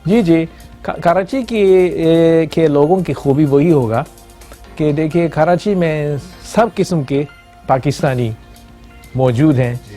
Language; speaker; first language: Urdu; non-native, fluent; Japanese